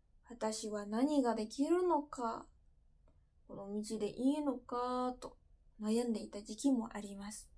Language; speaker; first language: Japanese; non-native, fluent; Indonesian